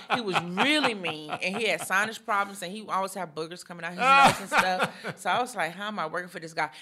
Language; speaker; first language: English; early bilingual, other home language; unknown